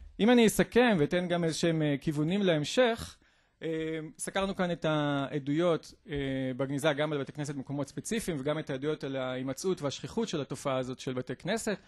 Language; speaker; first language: Hebrew; native; Hebrew